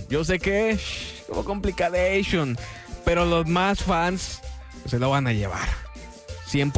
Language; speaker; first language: Spanish; native; Spanish